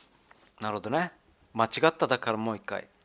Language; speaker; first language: Japanese; non-native, learner; German